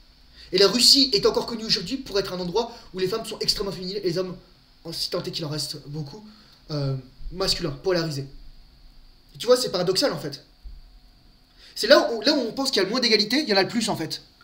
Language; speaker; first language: French; native; French